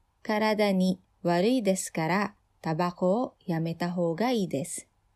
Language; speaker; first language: Japanese; non-native, fluent; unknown